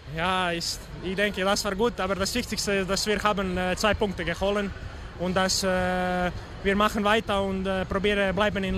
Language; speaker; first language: German; non-native, learner; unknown